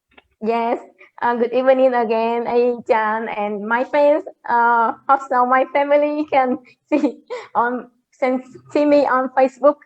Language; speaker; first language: English; non-native, learner; Vietnamese